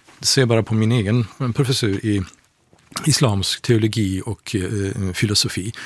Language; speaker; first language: Swedish; non-native, fluent; Persian